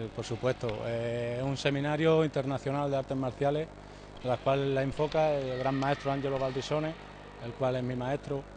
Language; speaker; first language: Spanish; native; Spanish